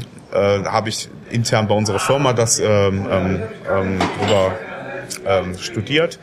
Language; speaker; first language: German; native; German